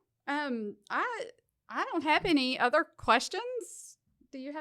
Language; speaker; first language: English; native; English